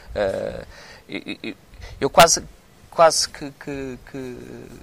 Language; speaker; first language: Portuguese; native; Portuguese